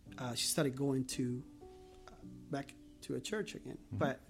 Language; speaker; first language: English; non-native, fluent; Spanish